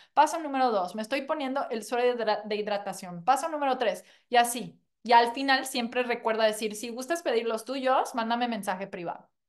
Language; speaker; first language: Spanish; non-native, fluent; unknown